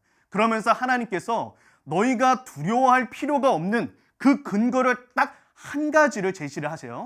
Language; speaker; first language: Korean; native; Korean